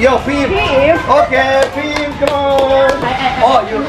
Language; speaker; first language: English; non-native, fluent; Indonesian